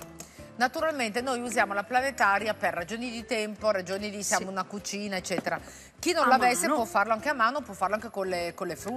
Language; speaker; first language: Italian; native; Italian